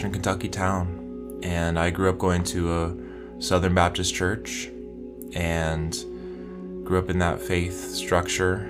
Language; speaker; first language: English; native; English